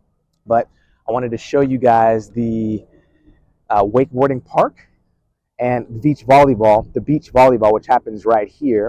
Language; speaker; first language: English; native; English